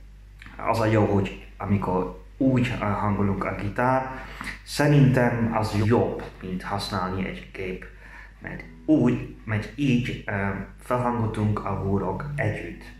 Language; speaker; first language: Hungarian; non-native, learner; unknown